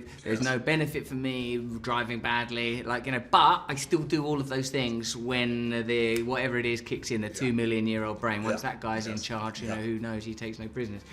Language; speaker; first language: English; native; English